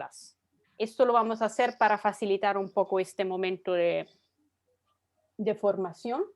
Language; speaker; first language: Spanish; non-native, fluent; Italian